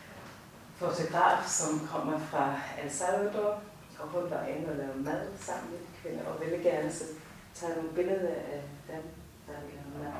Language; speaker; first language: Danish; non-native, fluent; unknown